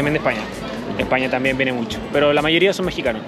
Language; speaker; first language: Spanish; native; Spanish